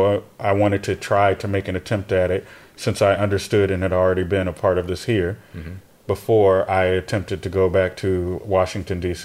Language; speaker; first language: English; native; English